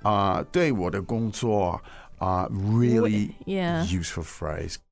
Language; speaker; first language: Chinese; non-native, fluent; English